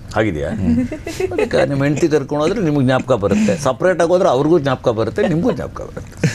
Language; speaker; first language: Kannada; native; Kannada